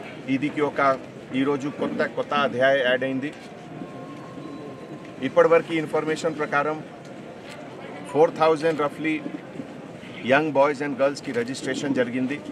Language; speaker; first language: Telugu; native; Telugu